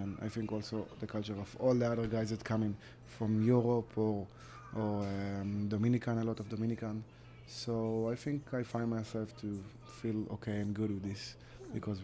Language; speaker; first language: English; non-native, learner; Hebrew